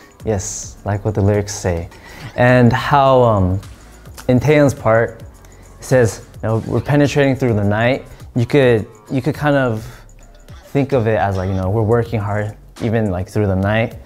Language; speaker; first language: English; early bilingual, other home language; Korean